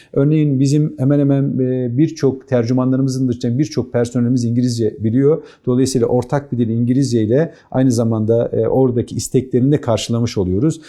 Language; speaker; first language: Turkish; native; Turkish